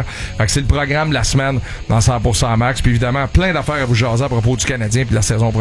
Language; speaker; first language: French; native; French